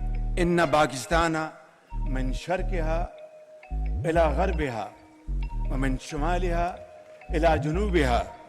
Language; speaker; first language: Arabic; non-native, fluent; Urdu